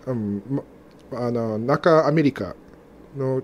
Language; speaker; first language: Japanese; non-native, fluent; English